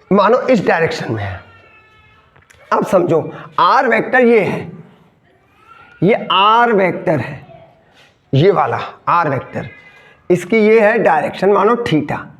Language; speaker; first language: Hindi; native; Hindi